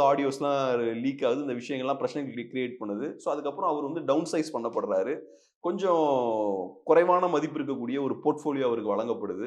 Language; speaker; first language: Tamil; native; Tamil